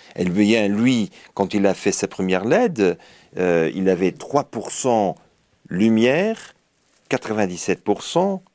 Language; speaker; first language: French; native; French